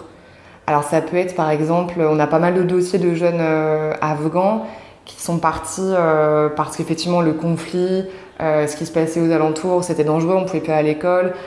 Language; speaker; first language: French; native; French